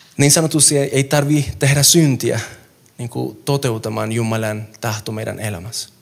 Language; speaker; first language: Finnish; non-native, fluent; Spanish